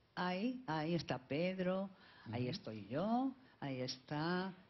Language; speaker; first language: Spanish; native; Spanish